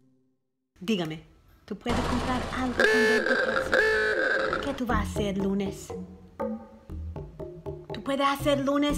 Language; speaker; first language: Spanish; non-native, learner; English